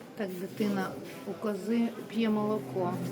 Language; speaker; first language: Ukrainian; native; Ukrainian